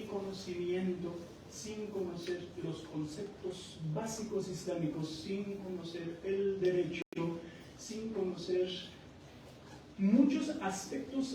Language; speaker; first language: Spanish; non-native, fluent; Persian